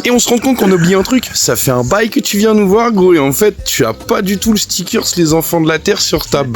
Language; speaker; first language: French; native; French